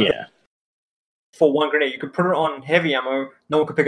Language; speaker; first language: English; non-native, local second language; Afrikaans